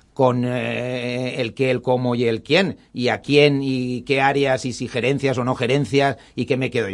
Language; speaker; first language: Spanish; non-native, local second language; Catalan